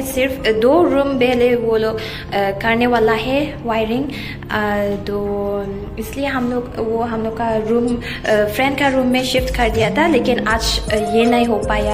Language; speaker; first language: Hindi; non-native, local second language; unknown